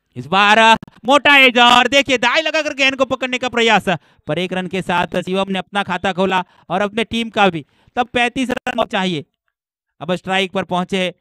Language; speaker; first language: Hindi; non-native, local second language; Gujarati